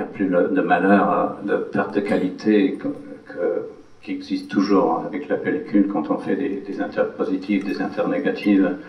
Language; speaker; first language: French; non-native, fluent; English